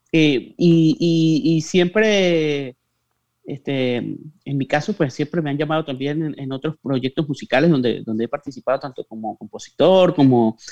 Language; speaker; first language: Spanish; native; Spanish